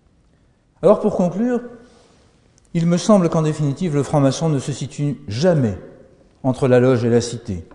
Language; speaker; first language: French; native; French